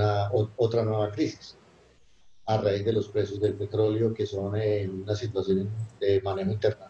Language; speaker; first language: Spanish; native; Spanish